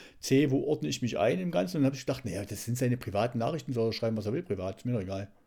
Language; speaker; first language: German; native; German